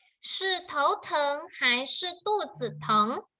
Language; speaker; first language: Chinese; non-native, fluent; Thai